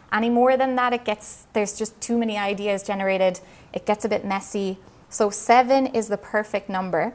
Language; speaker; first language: English; native; English